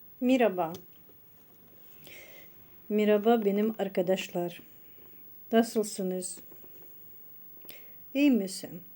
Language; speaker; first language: Turkish; non-native, learner; Russian